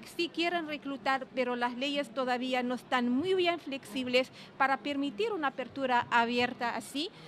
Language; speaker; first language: Spanish; non-native, fluent; Arabic